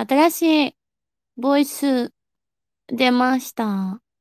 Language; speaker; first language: Japanese; non-native, fluent; German